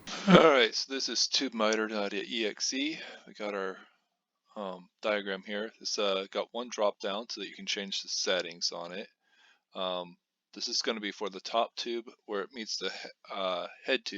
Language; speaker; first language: English; native; English